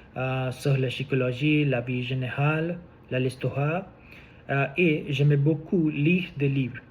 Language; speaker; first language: French; non-native, learner; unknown